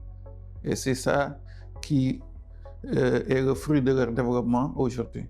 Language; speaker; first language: French; non-native, local second language; Wolof